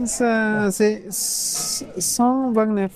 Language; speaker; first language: French; non-native, fluent; Spanish